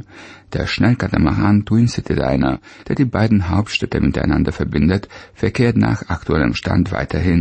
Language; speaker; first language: German; native; German